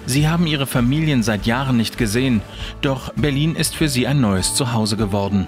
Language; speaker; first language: German; native; German